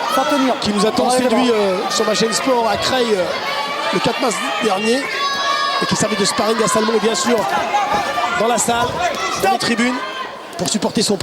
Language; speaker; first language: French; native; French